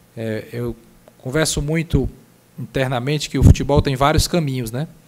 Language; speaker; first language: Portuguese; native; Portuguese